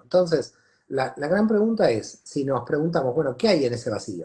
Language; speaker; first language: Spanish; native; Spanish